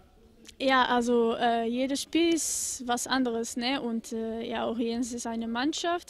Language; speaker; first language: German; non-native, fluent; Portuguese